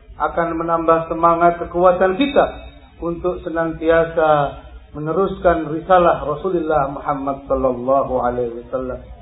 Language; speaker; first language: Indonesian; non-native, local second language; Javanese